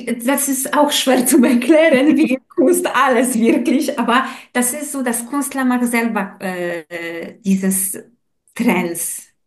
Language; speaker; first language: German; non-native, learner; Polish